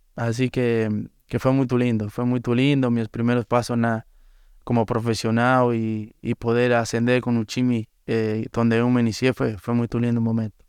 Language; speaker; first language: Portuguese; non-native, learner; Spanish